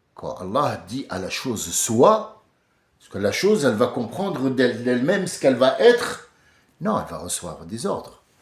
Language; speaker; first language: French; early bilingual, other home language; Arabic